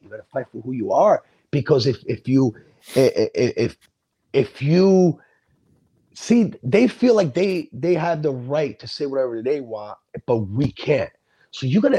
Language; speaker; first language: English; early bilingual, other home language; Sicilian